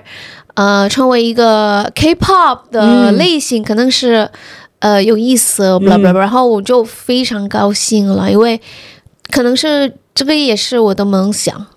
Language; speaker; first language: Chinese; non-native, fluent; Indonesian